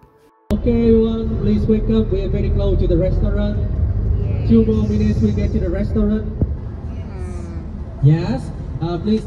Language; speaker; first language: English; non-native, fluent; Vietnamese